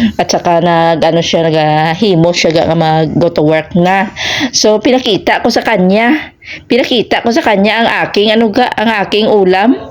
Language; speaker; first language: Filipino; non-native, local second language; Hiligaynon